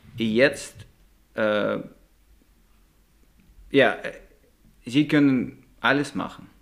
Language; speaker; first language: German; non-native, learner; Russian